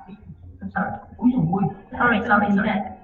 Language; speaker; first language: English; non-native, learner; Vietnamese